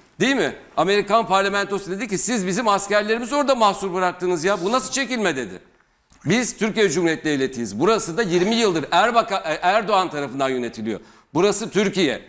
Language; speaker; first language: Turkish; native; Turkish